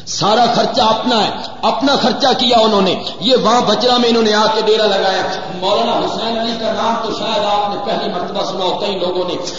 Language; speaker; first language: Urdu; non-native, local second language; Punjabi